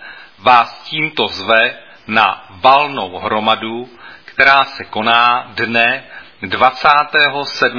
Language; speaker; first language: Czech; native; Czech